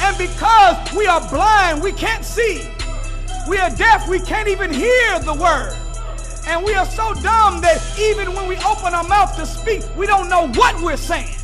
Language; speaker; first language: English; native; English